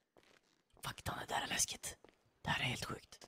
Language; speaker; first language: Swedish; native; Swedish